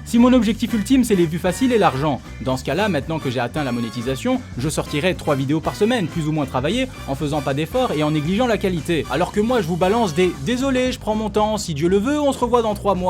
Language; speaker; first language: French; native; French